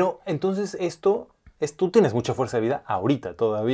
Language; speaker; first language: Spanish; native; Spanish